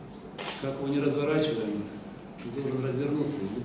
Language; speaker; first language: Russian; native; Russian